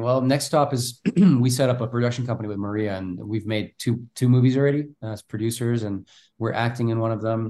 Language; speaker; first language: English; non-native, fluent; Bulgarian